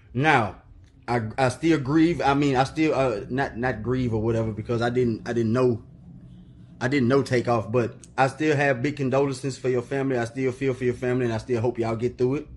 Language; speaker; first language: English; native; English